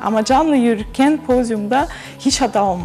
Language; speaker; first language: Turkish; non-native, learner; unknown